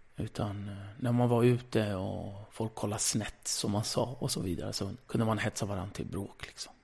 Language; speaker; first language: Swedish; early bilingual, other home language; Kurdish